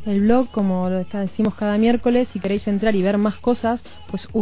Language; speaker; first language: Spanish; native; Spanish